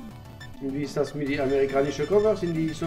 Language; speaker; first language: German; non-native, learner; French